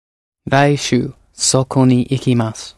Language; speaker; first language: Japanese; non-native, learner; English